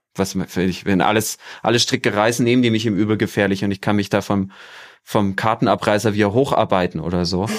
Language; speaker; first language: German; native; German